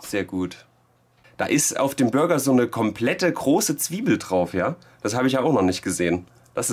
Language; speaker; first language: German; native; German